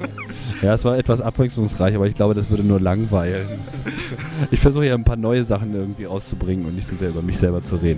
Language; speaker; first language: German; native; German